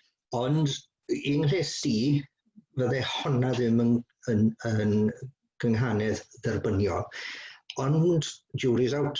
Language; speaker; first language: Welsh; native; Welsh